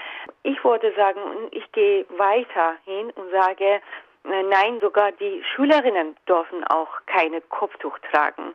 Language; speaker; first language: German; non-native, fluent; Persian